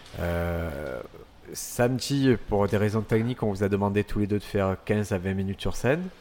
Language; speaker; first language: French; native; French